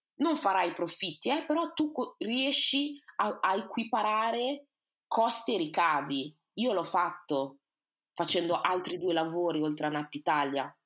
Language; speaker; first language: Italian; early bilingual, other home language; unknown